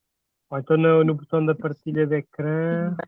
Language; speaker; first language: Portuguese; native; Portuguese